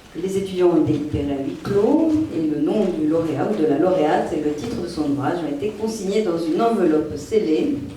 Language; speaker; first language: French; native; French